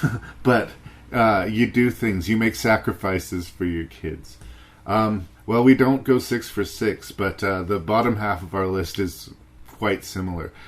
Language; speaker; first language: English; native; English